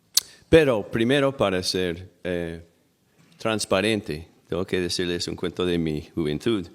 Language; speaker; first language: Spanish; non-native, fluent; English